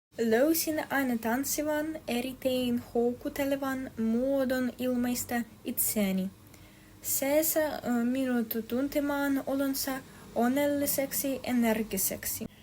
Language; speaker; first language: Finnish; non-native, learner; Russian